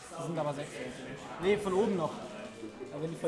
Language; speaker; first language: German; native; German